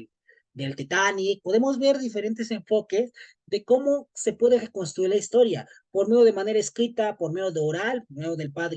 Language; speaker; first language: Spanish; native; Spanish